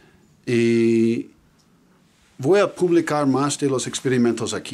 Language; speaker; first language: Spanish; non-native, fluent; English